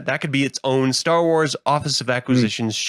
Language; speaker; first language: English; native; English